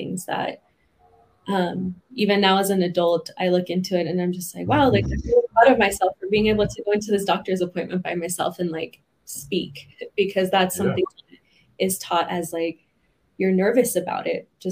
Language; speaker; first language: English; native; English